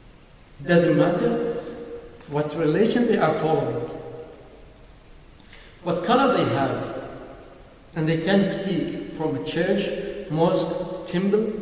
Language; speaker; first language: English; non-native, learner; Arabic